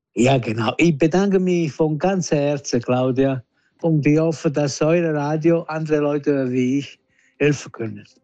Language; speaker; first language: German; non-native, learner; Italian